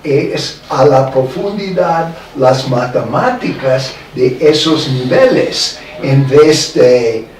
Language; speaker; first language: Spanish; non-native, fluent; English